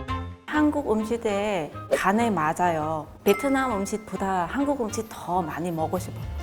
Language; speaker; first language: Korean; non-native, learner; Vietnamese